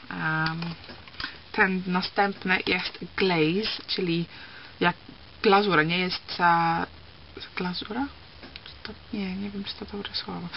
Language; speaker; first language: Polish; early bilingual, heritage; Polish